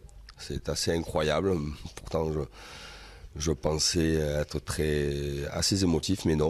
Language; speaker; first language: French; native; French